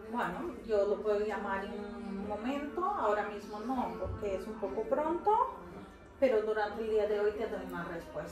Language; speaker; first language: Spanish; non-native, fluent; Italian